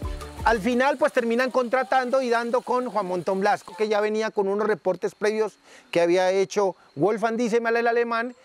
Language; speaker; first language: Spanish; native; Spanish